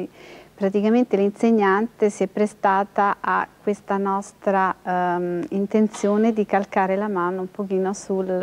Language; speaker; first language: Italian; native; Italian